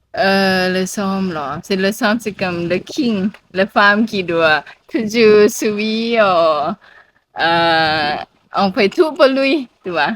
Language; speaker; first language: French; non-native, learner; Thai